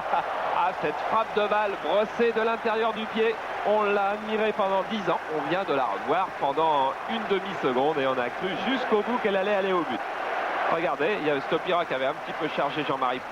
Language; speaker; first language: French; native; French